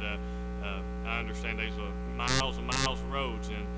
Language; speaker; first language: English; native; English